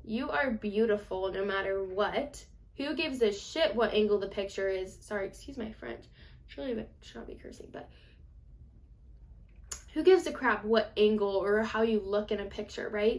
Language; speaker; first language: English; native; English